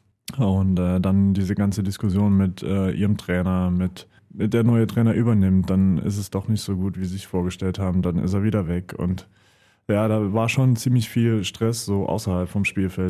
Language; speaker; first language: German; native; German